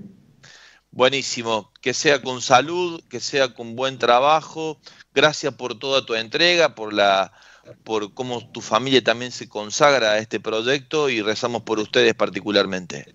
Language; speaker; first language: Spanish; native; Spanish